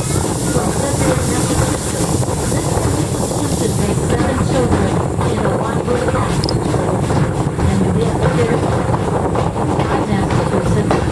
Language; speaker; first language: English; native; English